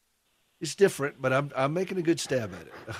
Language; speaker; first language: English; native; English